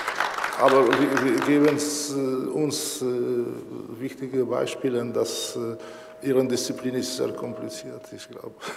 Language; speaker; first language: German; non-native, learner; Polish